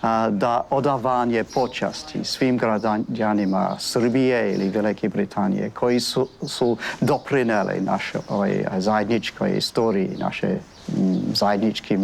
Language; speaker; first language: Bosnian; non-native, fluent; English